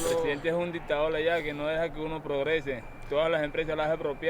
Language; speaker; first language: Spanish; native; Spanish